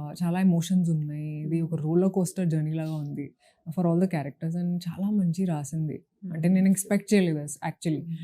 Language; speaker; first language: Telugu; non-native, local second language; Hindi